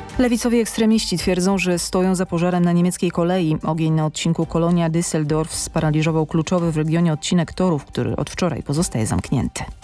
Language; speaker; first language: Polish; native; Polish